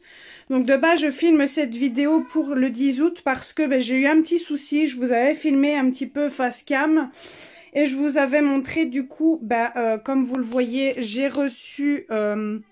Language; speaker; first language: French; native; French